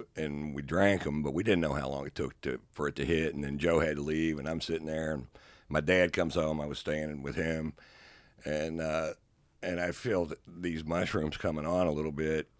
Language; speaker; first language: English; native; English